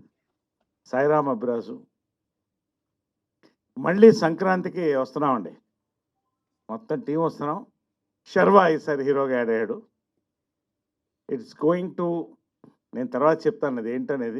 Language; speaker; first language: Telugu; native; Telugu